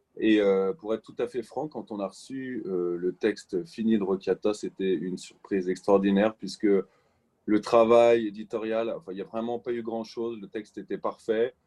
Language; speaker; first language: French; native; French